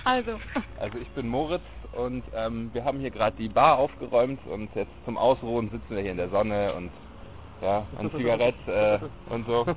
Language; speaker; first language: German; native; German